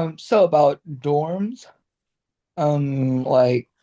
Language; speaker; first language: English; non-native, learner; Vietnamese